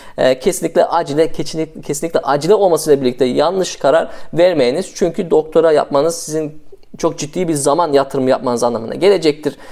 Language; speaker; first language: Turkish; early bilingual, heritage; Turkish